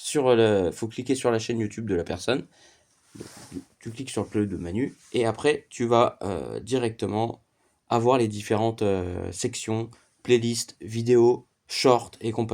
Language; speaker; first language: French; native; French